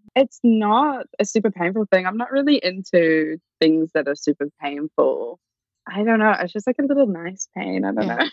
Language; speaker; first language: English; native; English